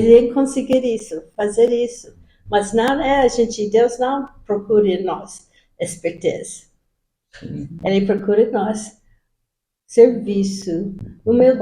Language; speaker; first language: Portuguese; non-native, fluent; English